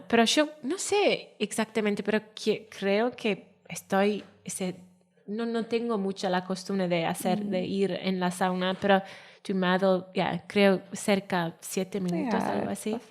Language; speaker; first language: Spanish; non-native, learner; Welsh